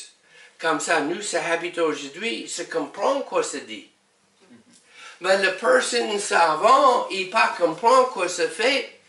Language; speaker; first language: French; non-native, learner; English